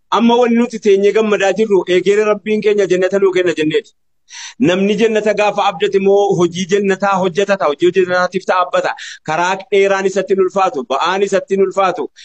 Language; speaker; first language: Oromo; native; Oromo